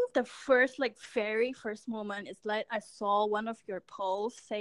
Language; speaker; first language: English; non-native, local second language; Cantonese